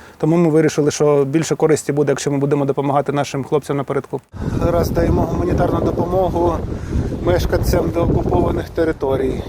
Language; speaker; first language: Ukrainian; non-native, local second language; Russian